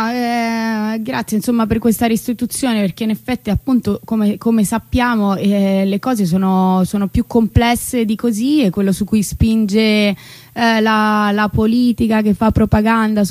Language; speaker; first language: Italian; native; Italian